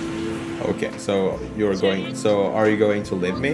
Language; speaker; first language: English; non-native, fluent; Indonesian